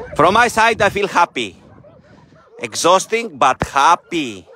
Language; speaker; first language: English; non-native, fluent; Greek